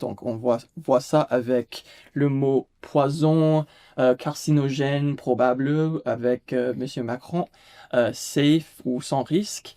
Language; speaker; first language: French; non-native, fluent; English